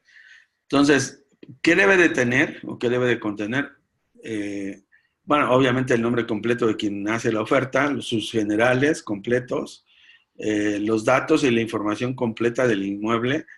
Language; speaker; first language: Spanish; native; Spanish